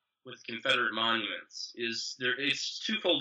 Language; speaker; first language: English; native; English